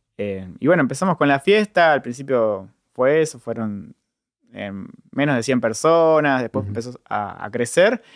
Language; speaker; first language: Spanish; native; Spanish